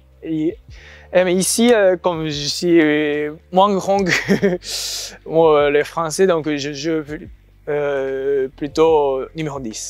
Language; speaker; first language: French; non-native, learner; Japanese